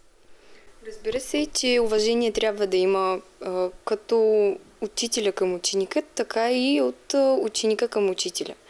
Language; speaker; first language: Bulgarian; non-native, fluent; Russian